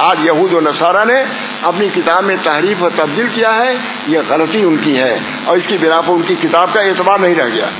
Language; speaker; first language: Urdu; native; Urdu